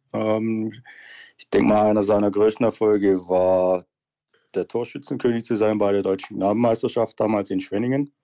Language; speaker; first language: German; native; German